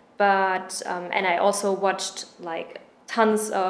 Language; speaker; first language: English; non-native, fluent; German